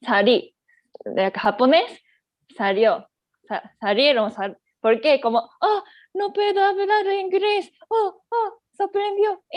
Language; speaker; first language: Spanish; non-native, learner; Japanese